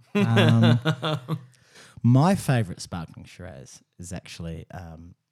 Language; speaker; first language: English; native; English